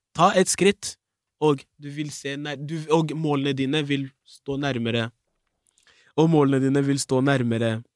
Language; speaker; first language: Norwegian; early bilingual, other home language; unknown